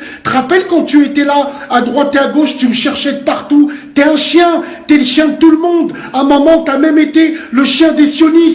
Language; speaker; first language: French; native; French